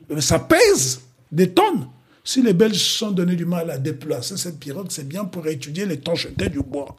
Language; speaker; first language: French; non-native, local second language; Kongo